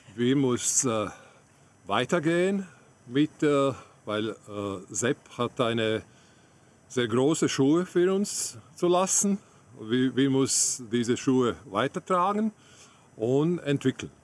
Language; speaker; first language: German; non-native, learner; Latvian